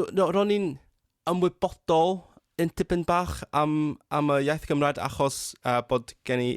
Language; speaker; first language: Welsh; non-native, fluent; Cantonese